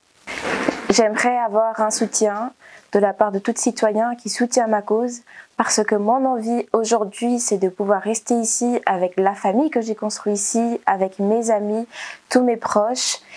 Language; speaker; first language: French; early bilingual, other home language; Portuguese